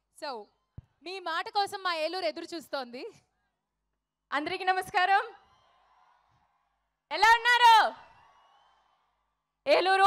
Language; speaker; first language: Telugu; native; Telugu